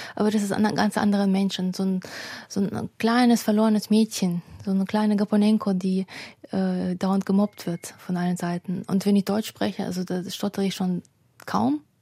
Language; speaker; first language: German; non-native, fluent; Russian